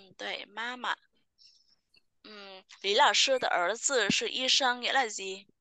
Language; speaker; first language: Chinese; non-native, fluent; Vietnamese